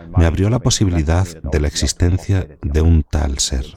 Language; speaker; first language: Spanish; non-native, fluent; Dutch